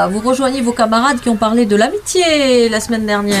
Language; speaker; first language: French; native; French